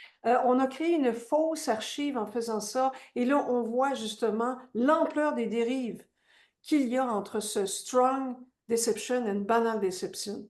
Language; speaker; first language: French; native; French